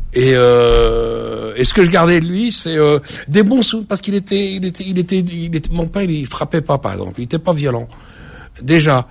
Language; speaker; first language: French; early bilingual, other home language; Arabic